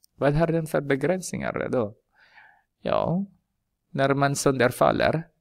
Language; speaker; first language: Swedish; non-native, fluent; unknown